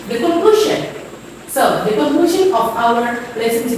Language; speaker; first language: English; non-native, fluent; Indonesian